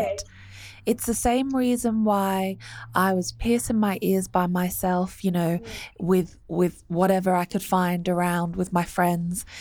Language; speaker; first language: English; native; English